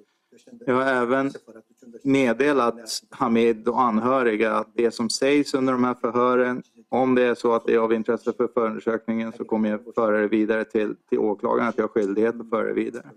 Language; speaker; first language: Swedish; native; Swedish